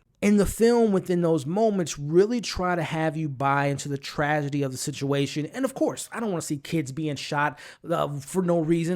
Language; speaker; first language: English; native; English